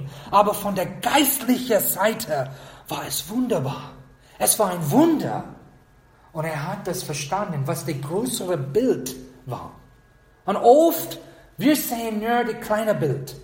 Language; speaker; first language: German; non-native, fluent; English